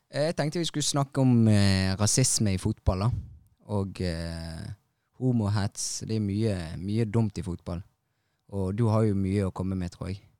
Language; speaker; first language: Norwegian; early bilingual, other home language; Tigrinya